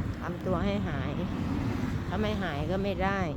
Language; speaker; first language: Thai; native; Thai